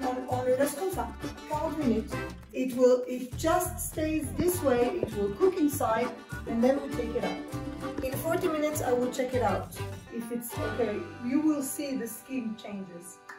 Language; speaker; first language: English; non-native, fluent; French